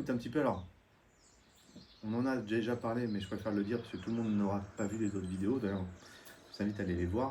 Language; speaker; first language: French; native; French